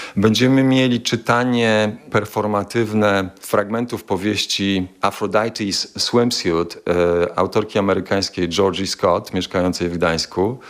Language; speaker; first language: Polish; native; Polish